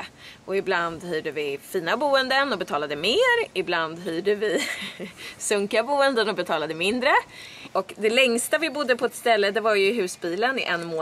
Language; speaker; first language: Swedish; native; Swedish